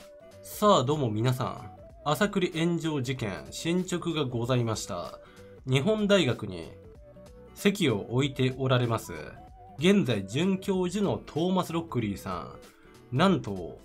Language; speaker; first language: Japanese; native; Japanese